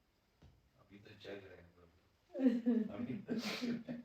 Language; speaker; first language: Hindi; native; Hindi